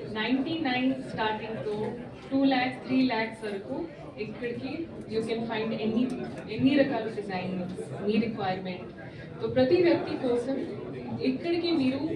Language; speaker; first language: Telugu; non-native, learner; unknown